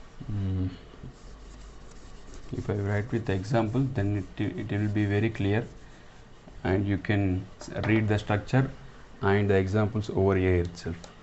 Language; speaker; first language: English; non-native, local second language; Telugu